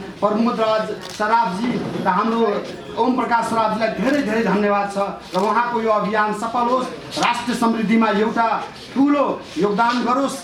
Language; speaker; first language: Nepali; non-native, local second language; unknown